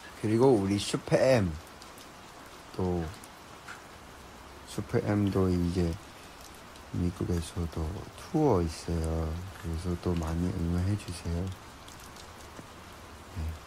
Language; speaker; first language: Korean; non-native, learner; Chinese